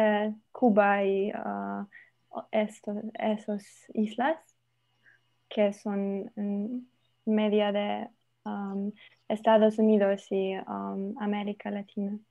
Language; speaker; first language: Spanish; non-native, learner; Slovenian